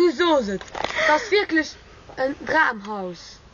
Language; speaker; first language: German; non-native, local second language; Luxembourgish